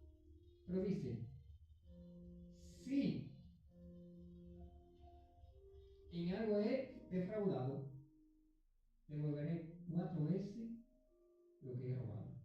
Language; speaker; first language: Spanish; native; Spanish